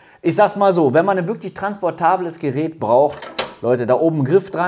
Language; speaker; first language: German; native; German